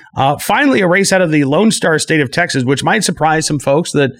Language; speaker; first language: English; native; English